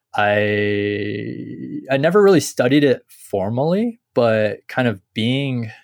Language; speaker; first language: English; native; English